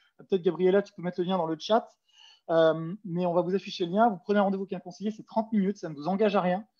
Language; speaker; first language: French; native; French